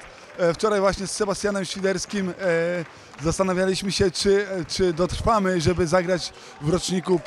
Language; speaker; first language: Polish; native; Polish